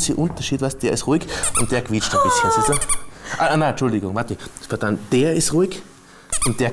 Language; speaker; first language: German; native; German